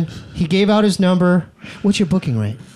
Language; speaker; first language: English; native; English